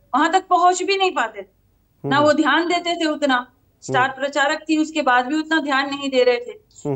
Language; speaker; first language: Hindi; non-native, local second language; Gujarati